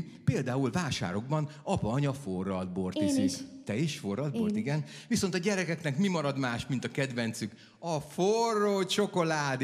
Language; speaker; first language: Hungarian; native; Hungarian